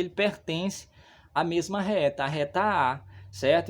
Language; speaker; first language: Portuguese; native; Portuguese